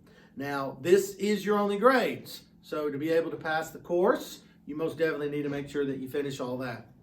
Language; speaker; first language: English; native; English